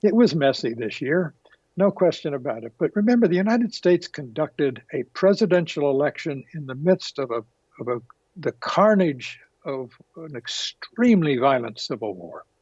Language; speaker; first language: English; native; English